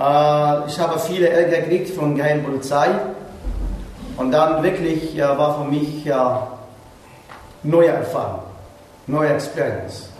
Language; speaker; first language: German; non-native, learner; Arabic